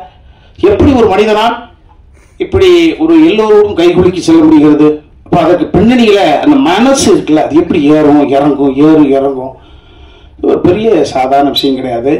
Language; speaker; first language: Tamil; native; Tamil